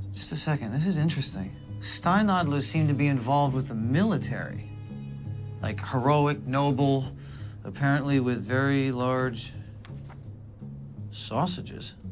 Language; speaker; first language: English; native; English